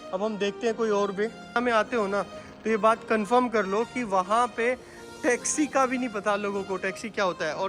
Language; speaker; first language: Hindi; native; Hindi